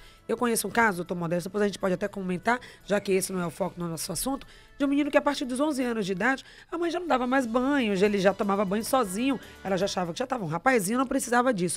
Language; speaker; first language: Portuguese; native; Portuguese